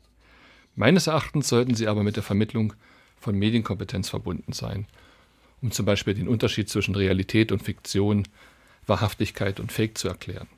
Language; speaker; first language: German; native; German